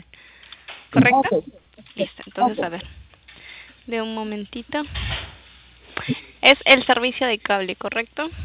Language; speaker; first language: Spanish; native; Spanish